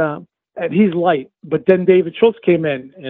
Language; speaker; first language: English; native; English